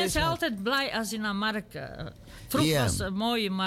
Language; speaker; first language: Dutch; non-native, learner; Serbian